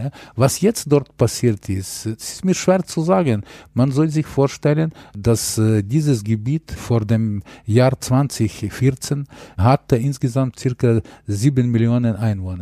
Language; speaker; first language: German; non-native, fluent; Ukrainian